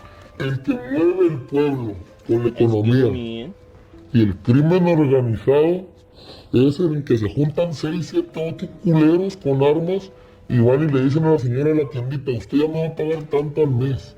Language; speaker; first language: Spanish; native; Spanish